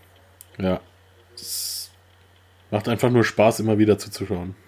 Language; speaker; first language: German; native; German